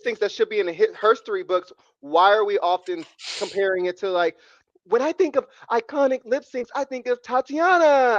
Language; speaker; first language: English; native; English